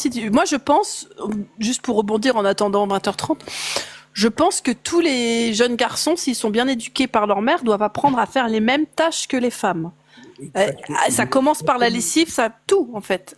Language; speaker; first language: French; native; French